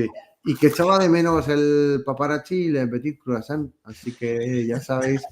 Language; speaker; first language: Spanish; native; Spanish